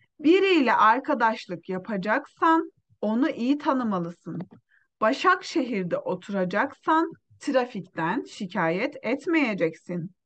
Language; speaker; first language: Turkish; non-native, fluent; Uyghur